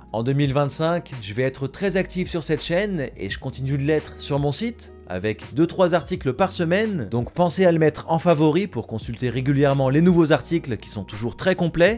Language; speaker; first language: French; native; French